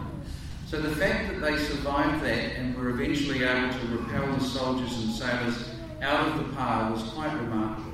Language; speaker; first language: English; native; English